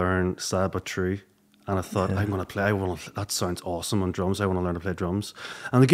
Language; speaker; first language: English; native; English